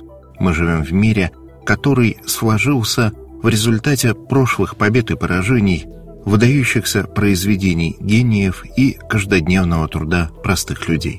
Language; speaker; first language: Russian; native; Russian